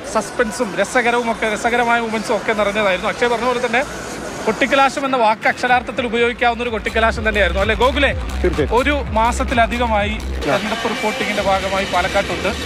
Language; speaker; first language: Malayalam; native; Malayalam